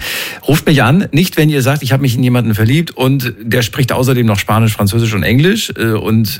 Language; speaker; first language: German; native; German